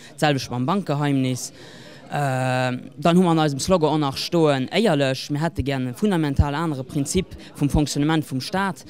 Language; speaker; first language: Luxembourgish; native; Luxembourgish